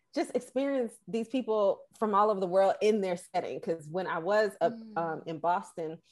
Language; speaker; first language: English; native; English